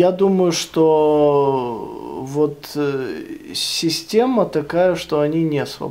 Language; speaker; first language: Russian; native; Russian